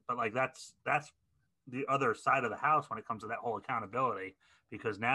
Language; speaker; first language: English; native; English